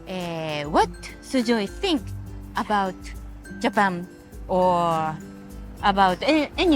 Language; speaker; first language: English; non-native, learner; Japanese